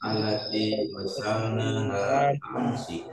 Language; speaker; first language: Arabic; non-native, learner; Indonesian